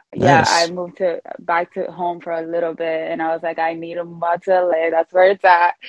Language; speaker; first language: English; early bilingual, other home language; Spanish